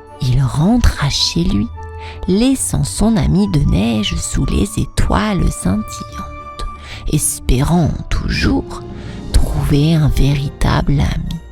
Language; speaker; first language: French; native; French